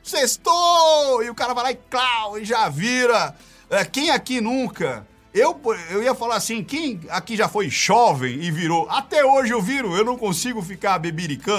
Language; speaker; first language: Portuguese; native; Portuguese